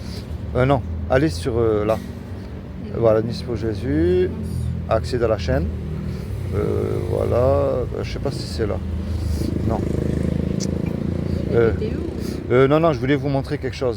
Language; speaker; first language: French; native; French